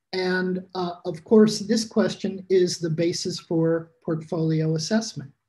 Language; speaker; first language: English; native; English